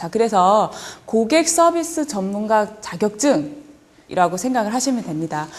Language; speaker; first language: Korean; early bilingual, heritage; Korean